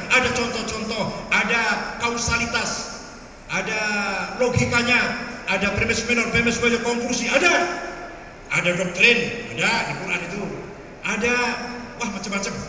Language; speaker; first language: Malay; non-native, local second language; Javanese